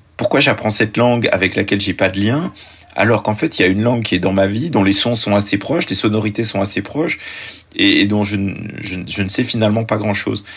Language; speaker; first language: French; early bilingual, other home language; Arabic